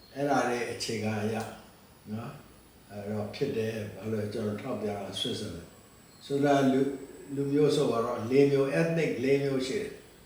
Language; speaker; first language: Burmese; non-native, local second language; S'gaw Karen